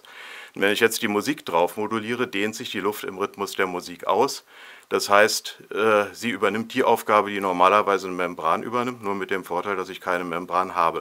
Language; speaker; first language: German; native; German